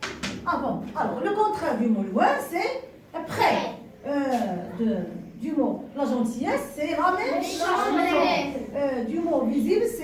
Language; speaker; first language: French; non-native, local second language; Arabic